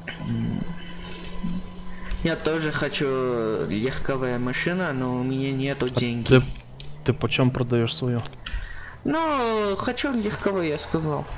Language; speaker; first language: Russian; non-native, learner; Armenian